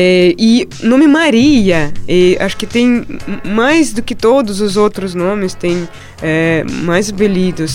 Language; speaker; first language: Portuguese; non-native, fluent; Russian